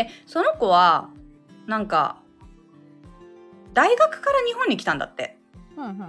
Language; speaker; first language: Japanese; native; Japanese